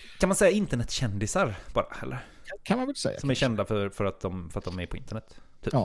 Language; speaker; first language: Swedish; native; Swedish